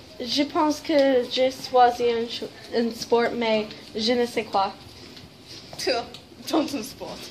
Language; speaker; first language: French; non-native, learner; English